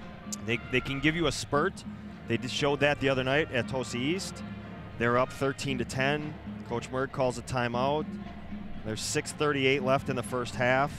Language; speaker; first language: English; native; English